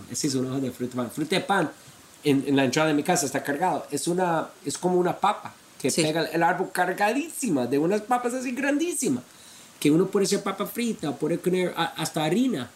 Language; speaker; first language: Spanish; non-native, fluent; English